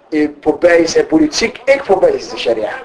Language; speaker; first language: Danish; early bilingual, other home language; Arabic